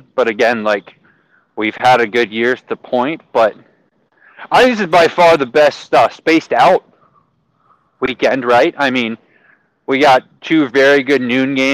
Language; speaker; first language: English; native; English